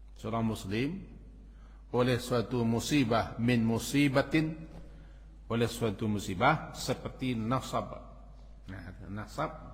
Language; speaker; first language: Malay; non-native, local second language; Minangkabau